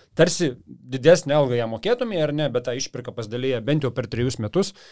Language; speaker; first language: Lithuanian; native; Lithuanian